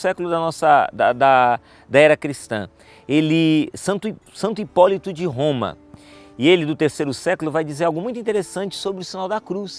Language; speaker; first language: Portuguese; native; Portuguese